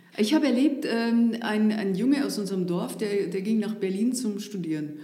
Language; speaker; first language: German; native; German